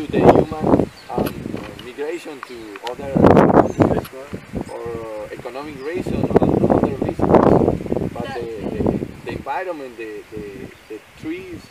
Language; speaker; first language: English; non-native, learner; Spanish